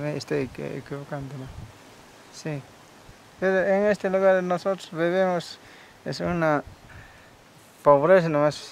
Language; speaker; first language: Spanish; non-native, local second language; Quechua